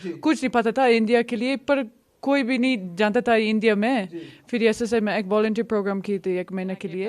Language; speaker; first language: Hindi; non-native, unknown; English